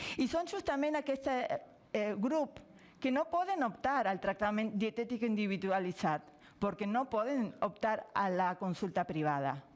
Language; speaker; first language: Catalan; non-native, fluent; Spanish